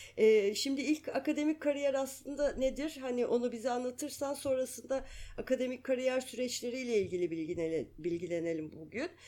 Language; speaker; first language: Turkish; native; Turkish